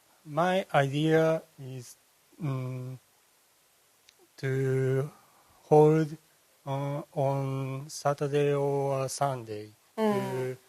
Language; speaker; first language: English; non-native, learner; Japanese